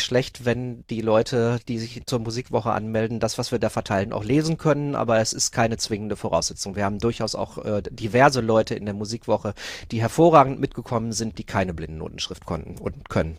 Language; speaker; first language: German; native; German